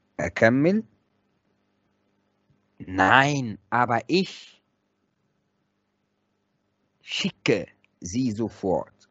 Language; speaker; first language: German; non-native, fluent; Arabic